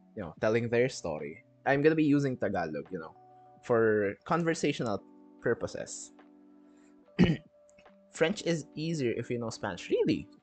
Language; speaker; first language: English; non-native, local second language; Filipino